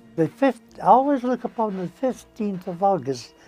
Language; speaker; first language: English; native; English